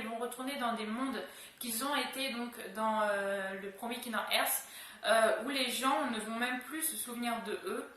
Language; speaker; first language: French; native; French